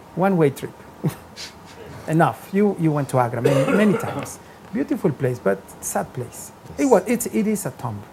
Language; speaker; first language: English; non-native, learner; Spanish